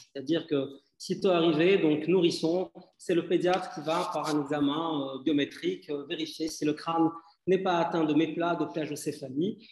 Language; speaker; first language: French; non-native, local second language; Arabic